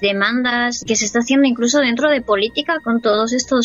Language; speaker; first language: Spanish; native; Spanish